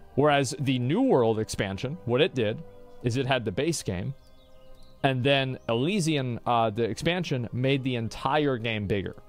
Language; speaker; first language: English; native; English